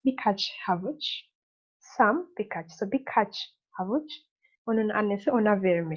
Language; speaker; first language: Turkish; non-native, learner; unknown